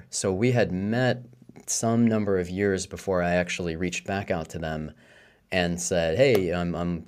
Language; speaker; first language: English; native; English